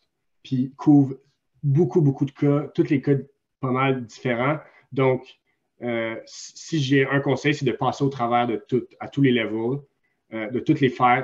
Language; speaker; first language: French; native; French